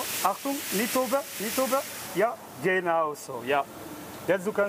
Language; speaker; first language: German; non-native, learner; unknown